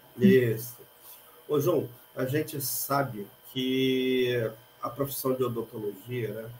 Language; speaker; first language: Portuguese; native; Portuguese